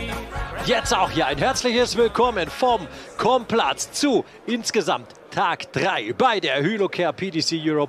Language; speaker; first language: German; native; German